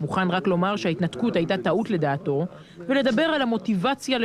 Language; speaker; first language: Hebrew; native; Hebrew